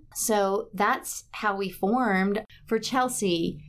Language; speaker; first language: English; native; English